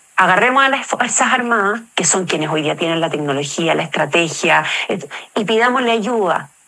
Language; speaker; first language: Spanish; native; Spanish